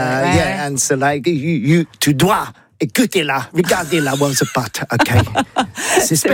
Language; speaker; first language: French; non-native, learner; English